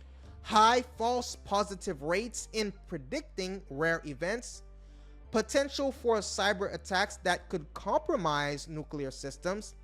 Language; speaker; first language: English; native; English